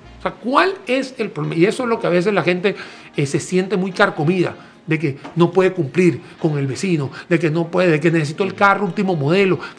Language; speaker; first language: Spanish; native; Spanish